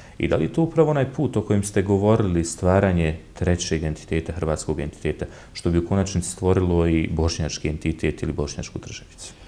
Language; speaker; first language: Bosnian; native; Bosnian